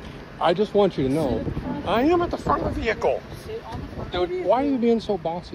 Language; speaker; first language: English; native; English